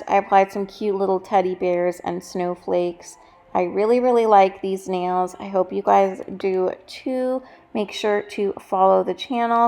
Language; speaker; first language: English; native; English